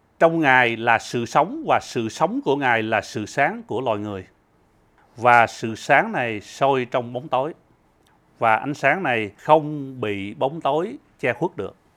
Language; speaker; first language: Vietnamese; early bilingual, heritage; Vietnamese